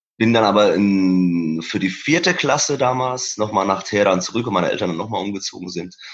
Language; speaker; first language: German; early bilingual, other home language; Persian